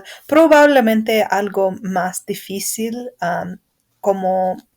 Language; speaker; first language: Spanish; non-native, fluent; English